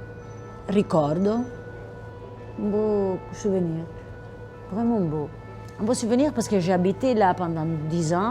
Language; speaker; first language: French; non-native, fluent; Italian